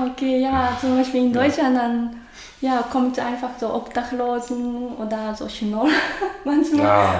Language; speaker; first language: German; non-native, learner; Japanese